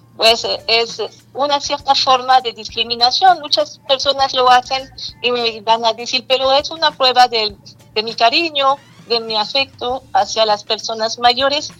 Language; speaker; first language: Spanish; non-native, fluent; French